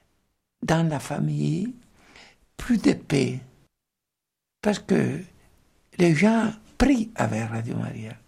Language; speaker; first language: French; non-native, fluent; Italian